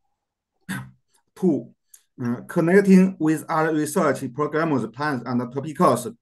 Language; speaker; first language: English; non-native, learner; Chinese